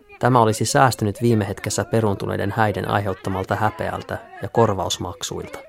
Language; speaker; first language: Finnish; native; Finnish